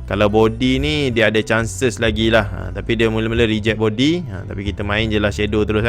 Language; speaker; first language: Malay; native; Malay